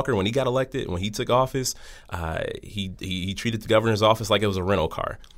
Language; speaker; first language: English; native; English